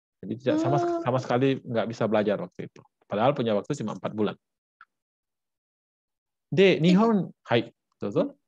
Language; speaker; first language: Indonesian; native; Indonesian